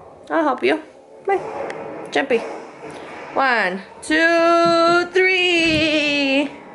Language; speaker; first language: English; early bilingual, other home language; Spanish